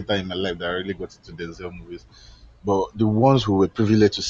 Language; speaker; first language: English; non-native, local second language; Yoruba